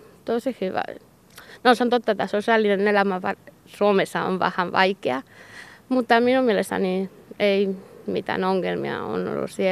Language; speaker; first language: Finnish; non-native, learner; Basque